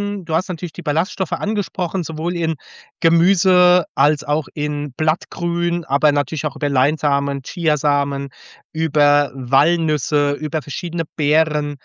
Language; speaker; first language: German; native; German